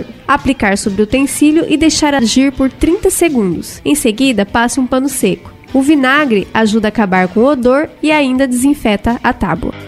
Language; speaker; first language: Portuguese; native; Portuguese